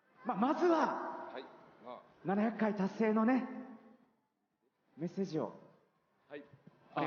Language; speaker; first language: Japanese; native; Japanese